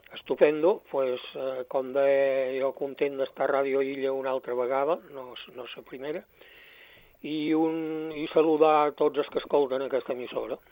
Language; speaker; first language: Catalan; native; Catalan